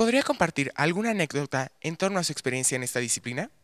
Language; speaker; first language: Spanish; native; Spanish